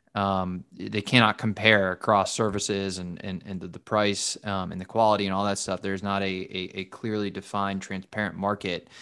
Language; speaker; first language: English; native; English